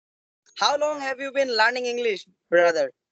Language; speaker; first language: English; non-native, learner; Assamese